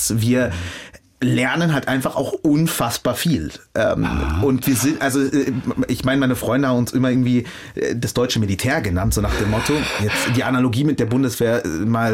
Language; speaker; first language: German; early bilingual, other home language; Arabic